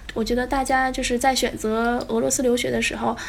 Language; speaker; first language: Chinese; native; Chinese